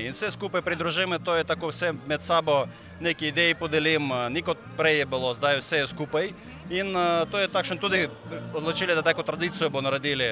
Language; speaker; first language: Slovenian; non-native, learner; Russian